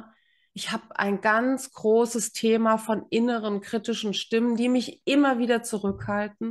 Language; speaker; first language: German; native; German